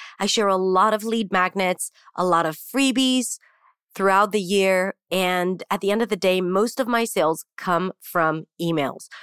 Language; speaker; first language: English; non-native, fluent; Hebrew